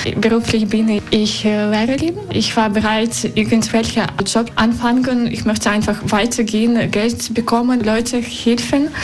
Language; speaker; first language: German; non-native, learner; Russian